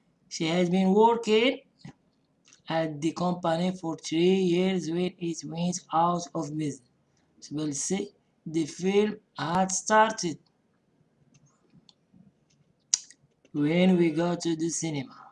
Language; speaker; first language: English; non-native, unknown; Arabic